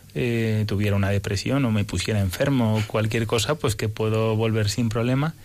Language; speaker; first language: Spanish; early bilingual, other home language; English